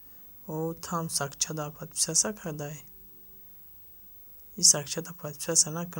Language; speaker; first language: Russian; non-native, learner; Tajik